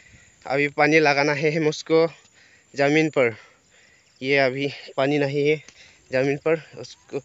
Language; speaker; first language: Hindi; non-native, local second language; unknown